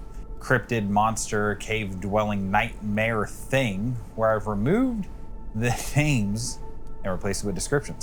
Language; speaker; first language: English; native; English